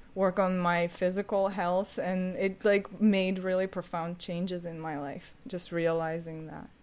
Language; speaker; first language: English; non-native, fluent; Ukrainian